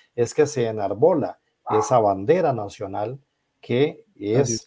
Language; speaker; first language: Spanish; native; Spanish